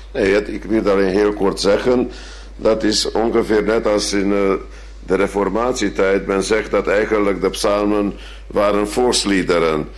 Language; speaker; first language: Dutch; non-native, fluent; Hungarian